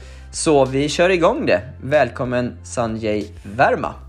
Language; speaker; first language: Swedish; native; Swedish